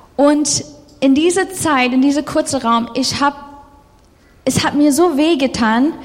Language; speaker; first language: German; non-native, fluent; English